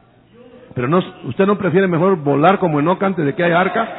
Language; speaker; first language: Spanish; native; Spanish